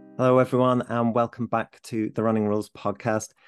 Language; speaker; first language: English; native; English